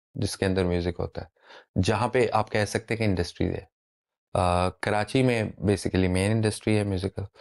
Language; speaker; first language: Urdu; native; Urdu